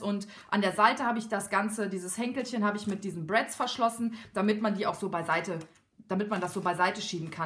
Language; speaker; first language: German; native; German